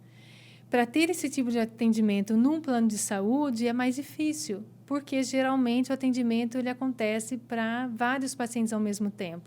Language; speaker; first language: Portuguese; native; Portuguese